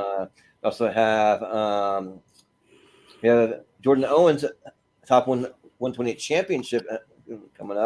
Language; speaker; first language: English; native; English